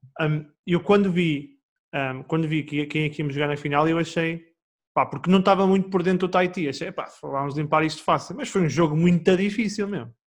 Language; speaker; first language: Portuguese; native; Portuguese